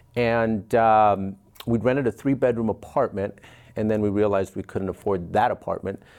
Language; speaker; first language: English; early bilingual, other home language; Spanish